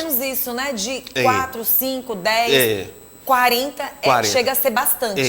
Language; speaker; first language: Portuguese; native; Portuguese